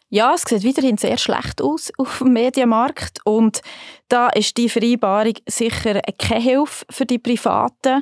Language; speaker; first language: German; native; German